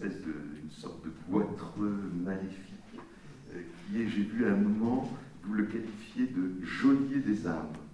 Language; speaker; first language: French; native; French